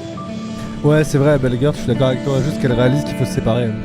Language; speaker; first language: French; native; French